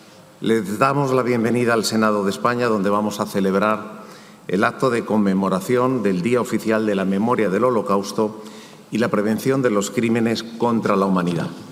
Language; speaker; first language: Spanish; native; Spanish